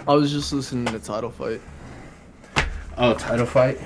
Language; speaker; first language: English; native; English